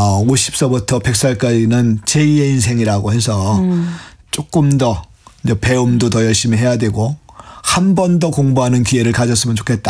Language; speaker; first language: Korean; native; Korean